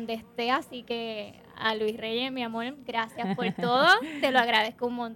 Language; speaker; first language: Spanish; native; Spanish